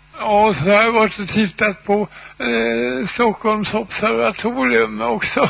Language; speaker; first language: Swedish; native; Swedish